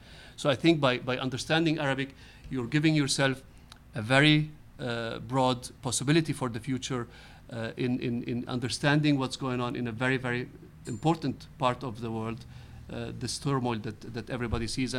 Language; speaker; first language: English; non-native, fluent; Arabic